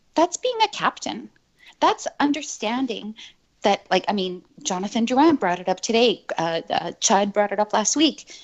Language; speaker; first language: English; native; English